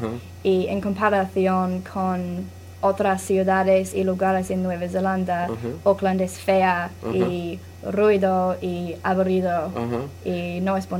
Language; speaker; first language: Spanish; non-native, learner; English